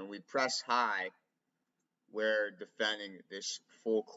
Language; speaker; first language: English; native; English